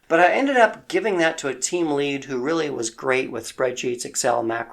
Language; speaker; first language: English; native; English